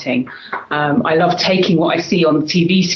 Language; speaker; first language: English; native; English